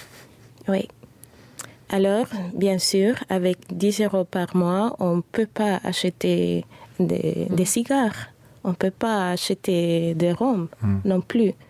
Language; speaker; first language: French; non-native, fluent; Spanish